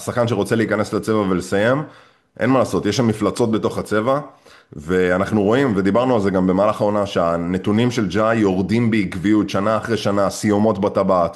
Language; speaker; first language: Hebrew; native; Hebrew